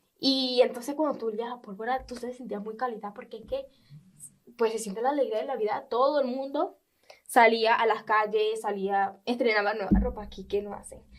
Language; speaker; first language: Spanish; native; Spanish